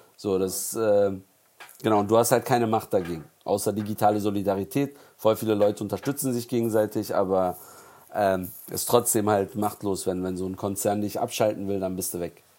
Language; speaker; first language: German; early bilingual, other home language; Turkish